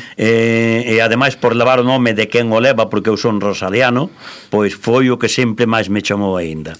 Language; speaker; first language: Galician; native; Galician